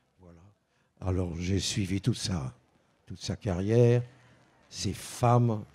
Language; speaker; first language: French; early bilingual, other home language; Dutch